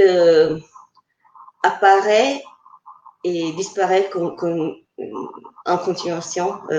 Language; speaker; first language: French; non-native, fluent; Italian